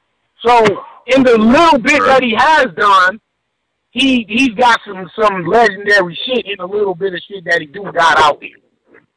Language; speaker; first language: English; native; English